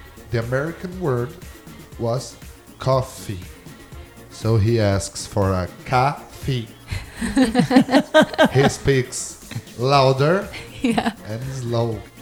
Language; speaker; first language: English; non-native, learner; Portuguese